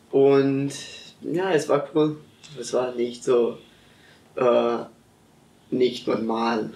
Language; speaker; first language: German; non-native, learner; Portuguese